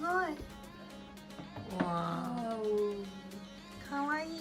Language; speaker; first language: Japanese; non-native, learner; English